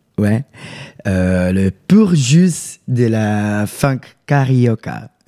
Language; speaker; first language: French; non-native, learner; Portuguese